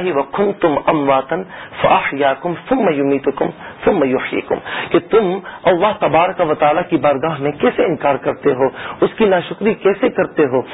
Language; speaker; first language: Urdu; native; Urdu